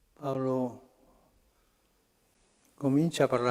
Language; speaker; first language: Italian; non-native, fluent; Spanish